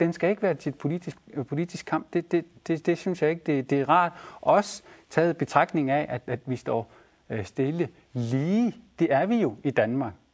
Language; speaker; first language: Danish; non-native, local second language; Kalaallisut